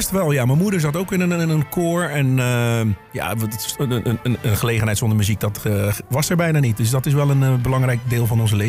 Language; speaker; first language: Dutch; native; Dutch